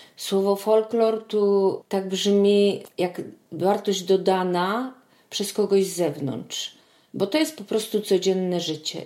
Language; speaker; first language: Polish; native; Polish